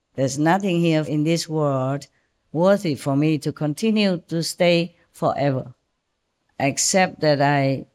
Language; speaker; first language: English; non-native, fluent; Vietnamese